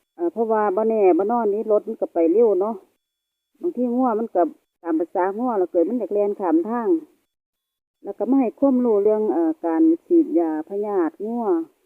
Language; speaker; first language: Thai; native; Thai